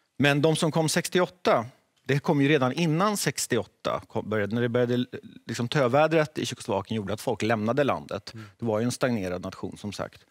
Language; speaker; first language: Swedish; early bilingual, other home language; Czech